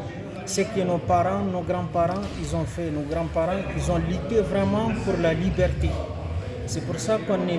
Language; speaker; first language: French; non-native, local second language; Tamasheq